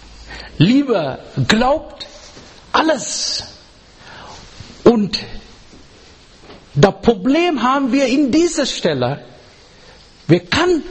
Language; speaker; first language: German; non-native, learner; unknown